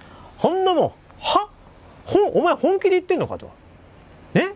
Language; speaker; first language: Japanese; native; Japanese